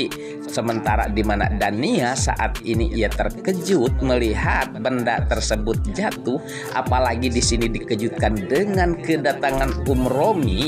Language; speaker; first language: Indonesian; native; Indonesian